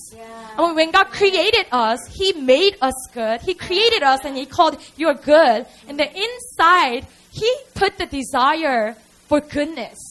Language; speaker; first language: English; non-native, fluent; Korean